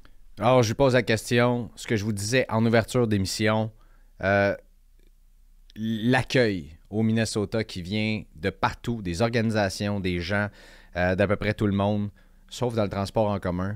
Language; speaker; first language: French; native; French